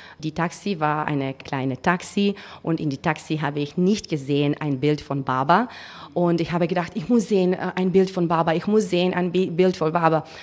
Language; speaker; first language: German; non-native, learner; Macedonian